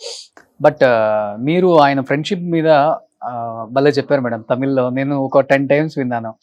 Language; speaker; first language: Telugu; native; Telugu